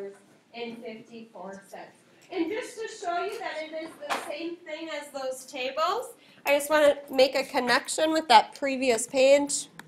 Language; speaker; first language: English; native; English